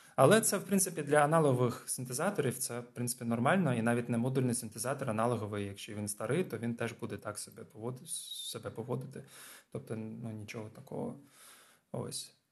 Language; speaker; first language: Ukrainian; non-native, local second language; Russian